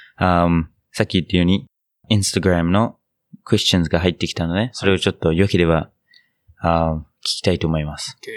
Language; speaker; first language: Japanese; non-native, fluent; English